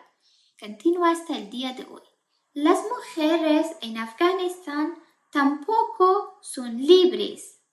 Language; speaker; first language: Spanish; non-native, fluent; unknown